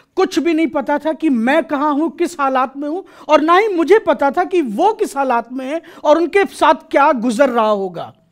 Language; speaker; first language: Hindi; native; Hindi